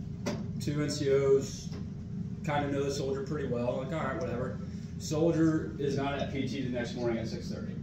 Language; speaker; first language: English; native; English